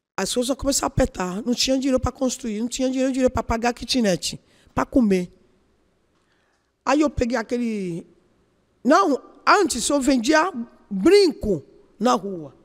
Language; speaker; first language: Portuguese; non-native, learner; Yoruba